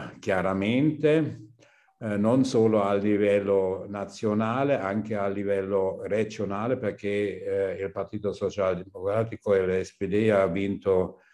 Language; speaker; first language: Italian; non-native, fluent; German